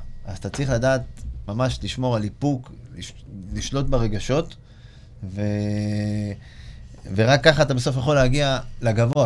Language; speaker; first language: Hebrew; native; Hebrew